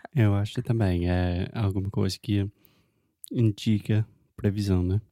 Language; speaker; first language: Portuguese; non-native, fluent; English